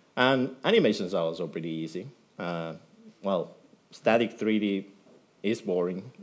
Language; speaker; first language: English; non-native, fluent; Finnish